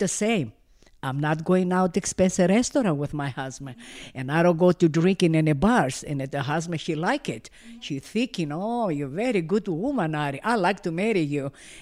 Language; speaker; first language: English; non-native, learner; Greek